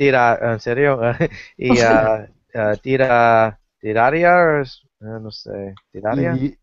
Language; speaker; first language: Spanish; non-native, learner; English